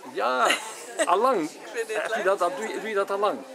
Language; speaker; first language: Dutch; native; Dutch